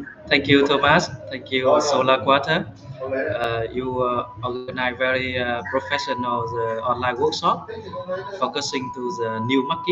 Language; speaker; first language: English; non-native, fluent; Vietnamese